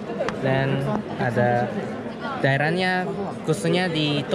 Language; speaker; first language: Indonesian; non-native, learner; Japanese